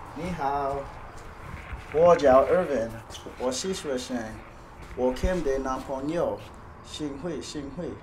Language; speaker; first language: Chinese; non-native, learner; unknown